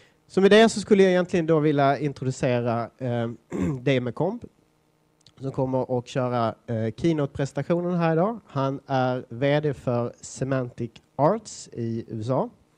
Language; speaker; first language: Swedish; native; Swedish